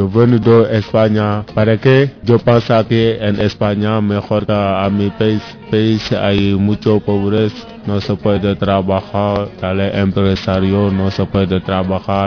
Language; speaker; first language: Spanish; non-native, learner; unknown